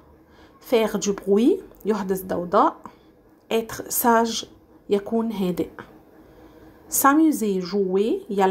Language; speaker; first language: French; non-native, fluent; Arabic